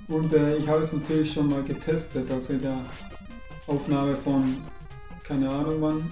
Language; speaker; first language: German; native; German